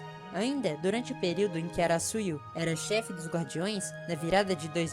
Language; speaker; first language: Portuguese; native; Portuguese